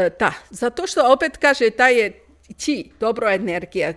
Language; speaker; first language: Croatian; non-native, learner; Chinese